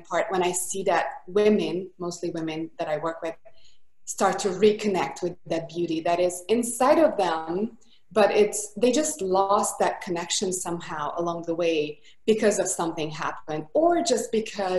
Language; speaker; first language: English; non-native, fluent; Hungarian